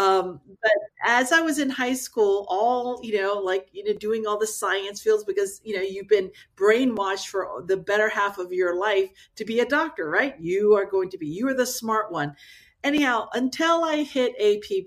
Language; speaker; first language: English; native; English